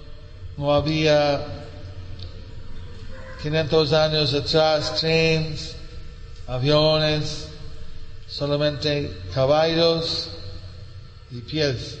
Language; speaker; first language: Spanish; non-native, learner; English